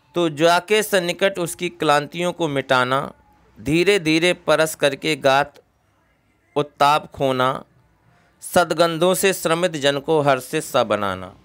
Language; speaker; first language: Hindi; native; Hindi